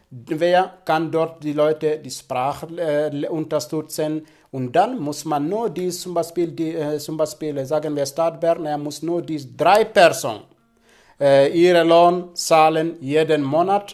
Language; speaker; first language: German; non-native, fluent; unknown